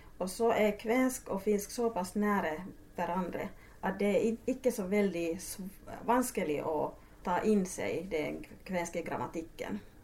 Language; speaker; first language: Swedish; non-native, local second language; Finnish